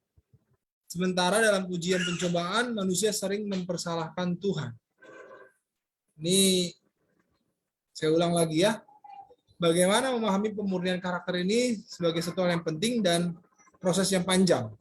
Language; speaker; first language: Indonesian; native; Indonesian